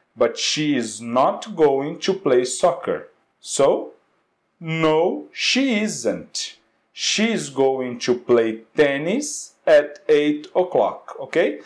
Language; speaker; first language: English; non-native, fluent; Portuguese